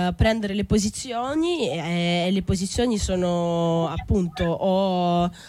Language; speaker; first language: Italian; native; Italian